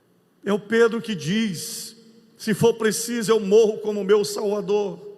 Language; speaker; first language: Portuguese; native; Portuguese